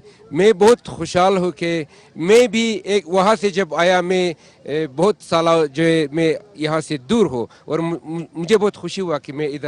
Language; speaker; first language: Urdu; non-native, local second language; Persian